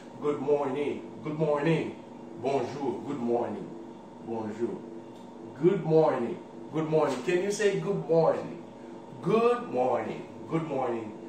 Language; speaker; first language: English; non-native, fluent; Haitian Creole